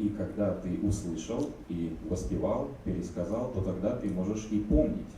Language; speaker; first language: Russian; native; Russian